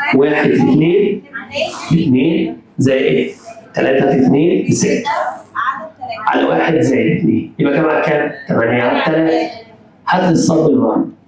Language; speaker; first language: Arabic; native; Arabic